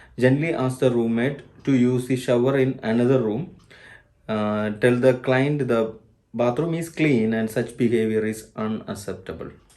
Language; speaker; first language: English; non-native, local second language; Malayalam